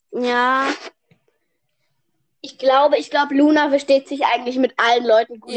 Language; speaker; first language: German; native; German